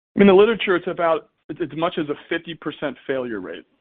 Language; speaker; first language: English; native; English